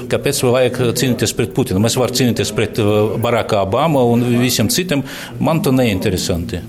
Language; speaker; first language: Latvian; non-native, local second language; Russian